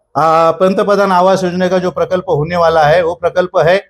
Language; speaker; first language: Hindi; non-native, local second language; Marathi